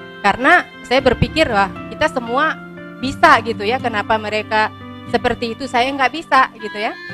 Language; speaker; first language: Indonesian; native; Indonesian